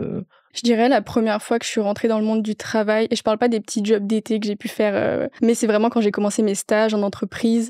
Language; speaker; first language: French; native; French